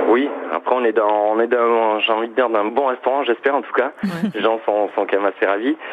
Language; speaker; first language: French; native; French